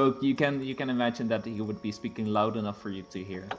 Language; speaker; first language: English; native; English